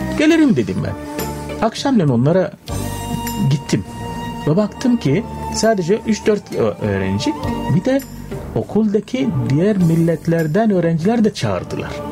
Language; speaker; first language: Turkish; non-native, fluent; Arabic